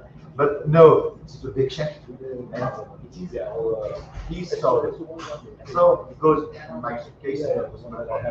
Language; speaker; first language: English; non-native, learner; French